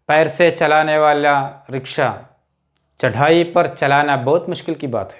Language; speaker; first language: Hindi; non-native, local second language; Malayalam